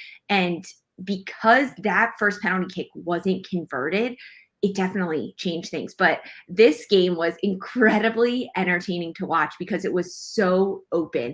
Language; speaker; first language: English; native; English